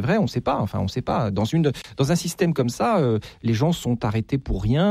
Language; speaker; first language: French; native; French